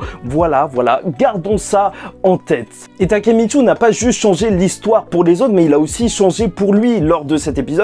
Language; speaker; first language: French; native; French